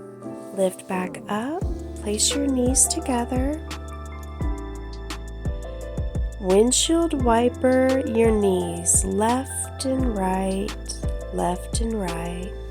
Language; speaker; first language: English; native; English